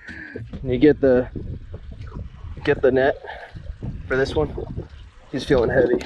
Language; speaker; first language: English; native; English